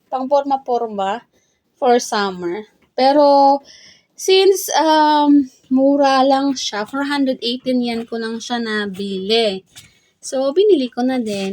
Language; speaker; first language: Filipino; native; Filipino